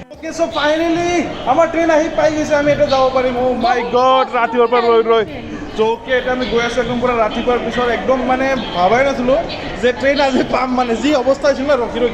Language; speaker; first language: Assamese; native; Assamese